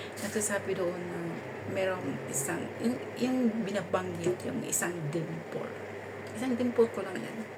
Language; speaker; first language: Filipino; non-native, local second language; Cebuano